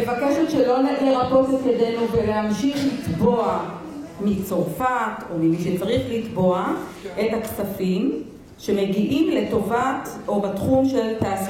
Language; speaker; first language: Hebrew; native; Hebrew